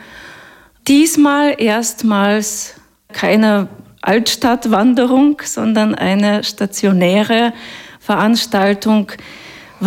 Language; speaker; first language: German; non-native, fluent; Russian